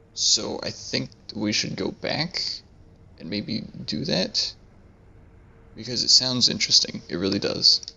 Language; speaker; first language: English; native; English